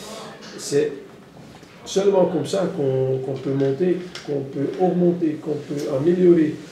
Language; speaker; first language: French; non-native, local second language; Dutch